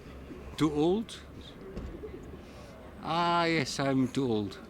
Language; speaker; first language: English; non-native, learner; French